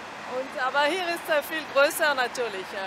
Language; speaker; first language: German; non-native, fluent; French